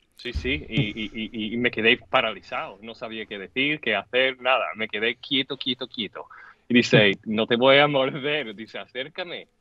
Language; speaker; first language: Spanish; non-native, fluent; English